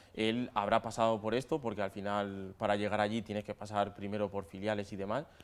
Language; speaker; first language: Spanish; native; Spanish